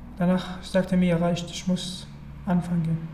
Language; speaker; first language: German; non-native, learner; Arabic